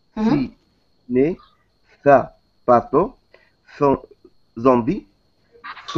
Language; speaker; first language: Spanish; non-native, learner; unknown